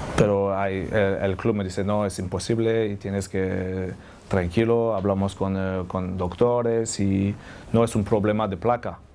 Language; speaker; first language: Spanish; non-native, learner; French